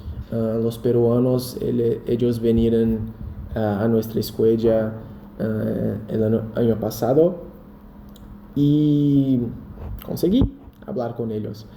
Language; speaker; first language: Spanish; non-native, learner; Portuguese